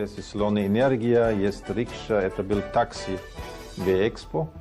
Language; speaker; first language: Russian; non-native, fluent; German